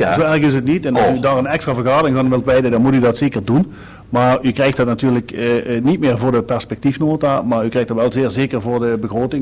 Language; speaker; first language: Dutch; native; Dutch